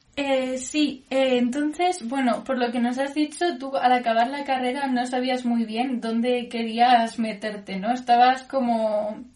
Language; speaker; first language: Spanish; native; Spanish